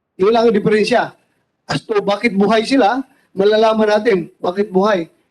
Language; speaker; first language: Filipino; non-native, local second language; Cebuano